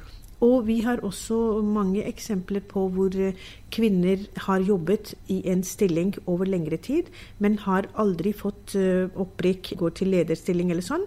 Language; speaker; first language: Norwegian; non-native, fluent; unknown